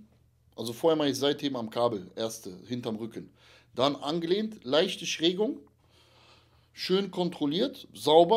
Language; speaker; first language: German; native; German